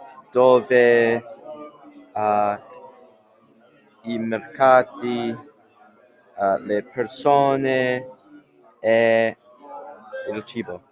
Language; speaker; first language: Italian; non-native, learner; English